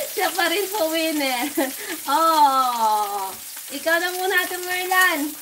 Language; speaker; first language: Filipino; non-native, local second language; Hiligaynon